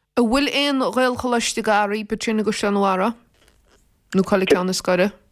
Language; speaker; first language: Irish; native; Irish